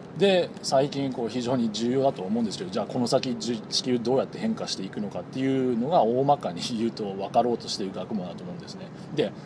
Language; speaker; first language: Japanese; native; Japanese